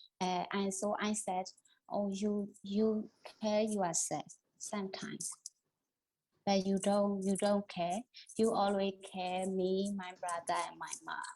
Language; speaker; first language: English; non-native, learner; Burmese